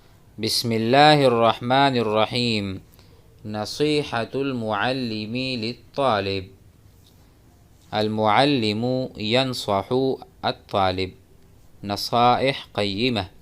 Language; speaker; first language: Arabic; non-native, fluent; Urdu